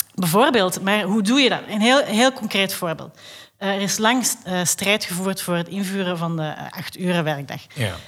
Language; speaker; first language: Dutch; native; Dutch